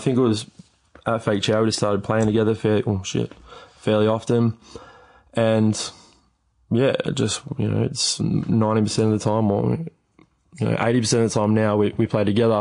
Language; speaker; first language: English; native; English